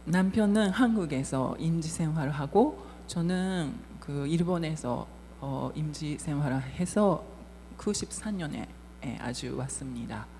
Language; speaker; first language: Korean; non-native, fluent; Japanese